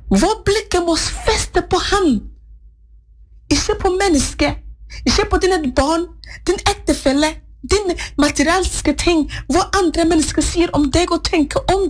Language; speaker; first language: Norwegian; non-native, fluent; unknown